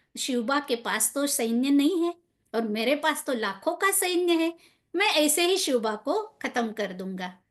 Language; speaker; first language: Hindi; non-native, local second language; Marathi